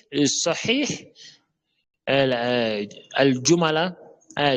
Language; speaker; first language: Arabic; non-native, fluent; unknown